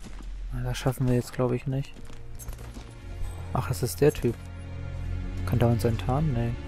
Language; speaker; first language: German; native; German